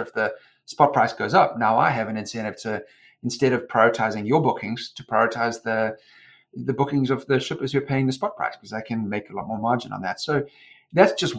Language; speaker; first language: English; native; English